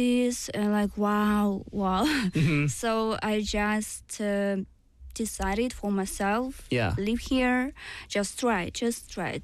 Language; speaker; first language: English; non-native, learner; Russian